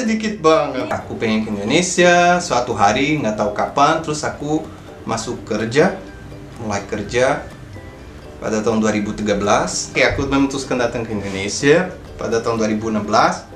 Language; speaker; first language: Indonesian; non-native, fluent; Portuguese